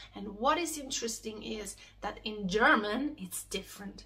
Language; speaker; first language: English; non-native, fluent; Swiss German